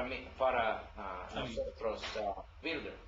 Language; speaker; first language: Spanish; non-native, learner; English